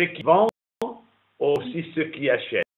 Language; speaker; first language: French; non-native, learner; Italian